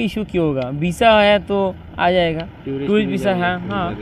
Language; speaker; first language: Hindi; non-native, learner; Bangla